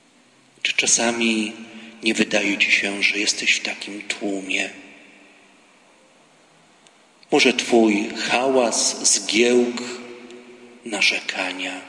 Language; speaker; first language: Polish; native; Polish